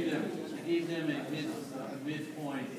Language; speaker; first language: English; native; English